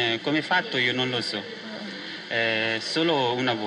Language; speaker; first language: Italian; non-native, learner; Nepali